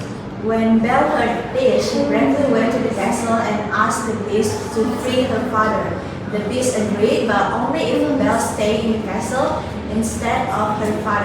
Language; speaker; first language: English; non-native, learner; Indonesian